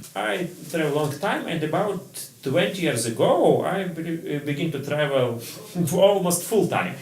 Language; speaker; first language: English; non-native, learner; Russian